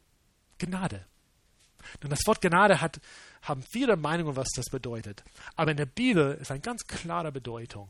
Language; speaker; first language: German; non-native, fluent; English